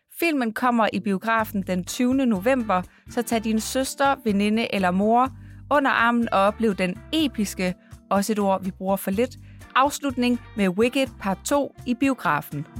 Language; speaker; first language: Danish; native; Danish